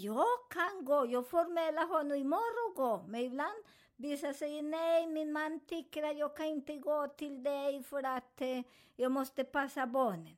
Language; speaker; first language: Swedish; non-native, fluent; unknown